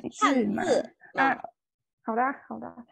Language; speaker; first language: Chinese; non-native, learner; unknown